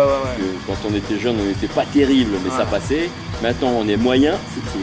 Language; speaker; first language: French; native; French